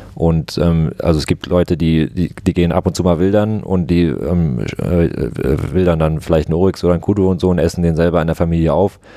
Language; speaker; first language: German; native; German